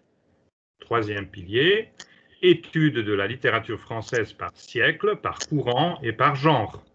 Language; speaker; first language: French; non-native, fluent; Hungarian